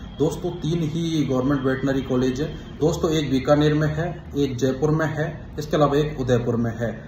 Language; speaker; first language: Hindi; native; Hindi